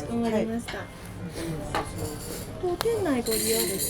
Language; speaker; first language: Japanese; native; Japanese